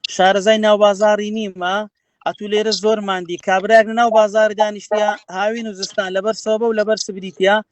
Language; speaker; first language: Central Kurdish; native; Central Kurdish